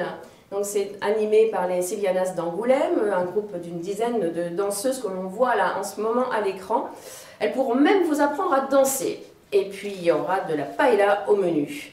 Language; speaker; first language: French; native; French